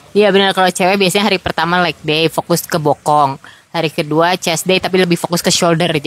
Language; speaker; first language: Indonesian; native; Indonesian